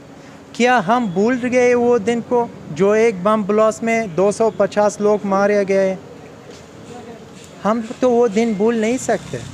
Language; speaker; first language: Hindi; non-native, learner; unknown